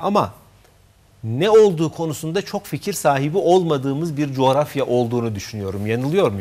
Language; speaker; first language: Turkish; native; Turkish